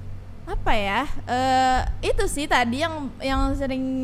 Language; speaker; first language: Indonesian; native; Indonesian